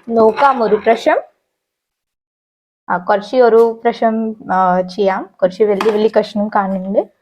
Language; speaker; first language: Malayalam; non-native, fluent; Hindi